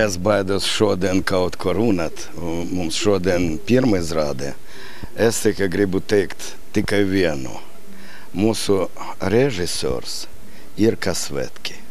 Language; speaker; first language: Latvian; non-native, local second language; Russian